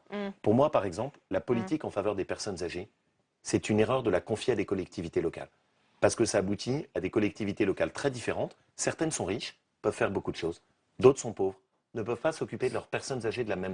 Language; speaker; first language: French; native; French